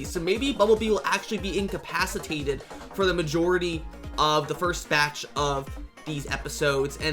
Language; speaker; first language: English; native; English